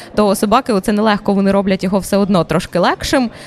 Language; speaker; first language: Ukrainian; native; Ukrainian